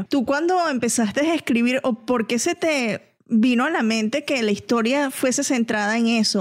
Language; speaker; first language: Spanish; native; Spanish